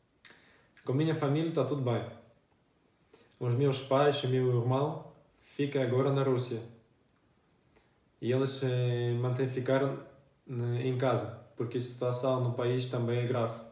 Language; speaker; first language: Portuguese; non-native, fluent; Russian